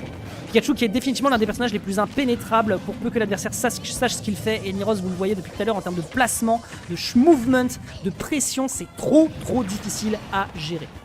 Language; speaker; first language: French; native; French